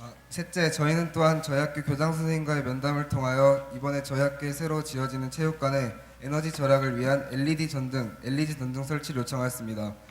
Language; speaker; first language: Korean; native; Korean